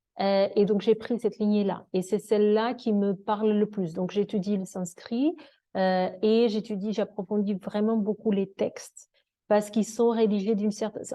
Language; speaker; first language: French; non-native, fluent; Portuguese